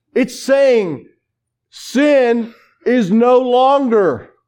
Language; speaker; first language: English; native; English